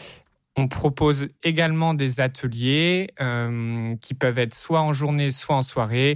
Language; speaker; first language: French; native; French